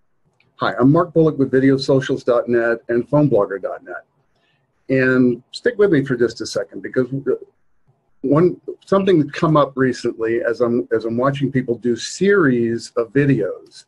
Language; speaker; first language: English; native; English